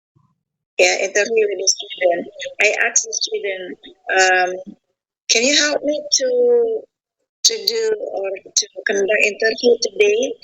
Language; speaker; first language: English; non-native, fluent; Indonesian